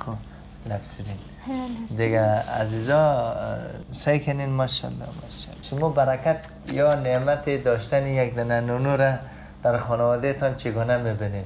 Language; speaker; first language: Persian; native; Persian